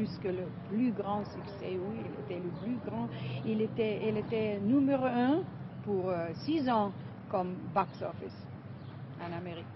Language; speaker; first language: French; non-native, fluent; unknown